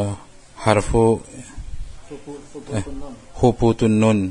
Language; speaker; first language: Arabic; non-native, learner; Indonesian